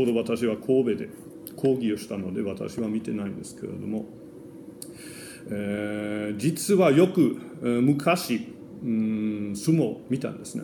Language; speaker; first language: Japanese; non-native, fluent; German